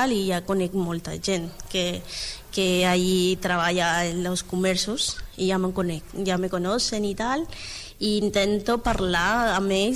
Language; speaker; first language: Catalan; non-native, learner; Spanish